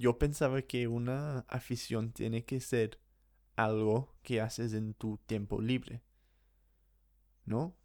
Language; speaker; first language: Spanish; non-native, fluent; English